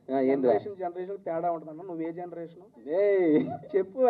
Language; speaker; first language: Telugu; native; Telugu